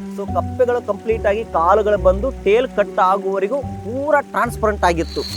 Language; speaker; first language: Kannada; native; Kannada